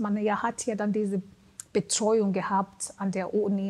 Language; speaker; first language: German; non-native, fluent; Swahili